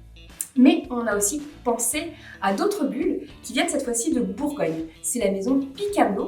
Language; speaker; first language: French; native; French